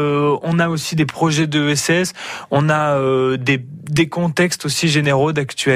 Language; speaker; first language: French; native; French